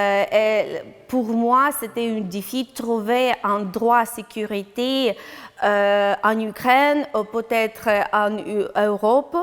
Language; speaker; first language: French; non-native, learner; Ukrainian